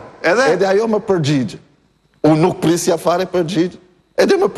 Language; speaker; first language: Albanian; non-native, learner; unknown